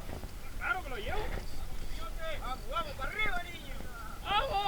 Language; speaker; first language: Spanish; native; Spanish